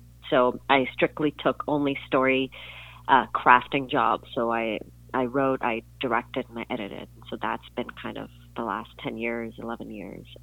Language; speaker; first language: English; non-native, local second language; Urdu